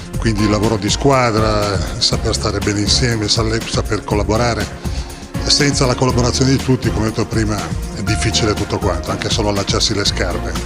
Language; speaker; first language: Italian; native; Italian